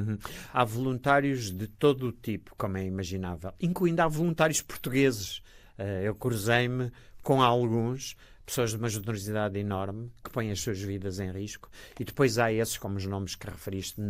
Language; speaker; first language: Portuguese; native; Portuguese